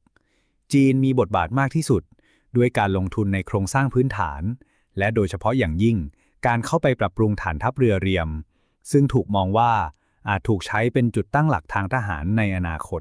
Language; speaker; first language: Thai; native; Thai